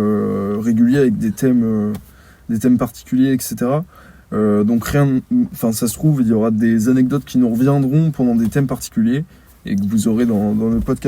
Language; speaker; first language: French; native; French